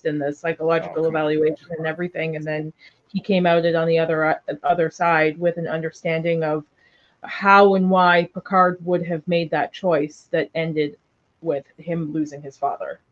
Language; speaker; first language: English; native; English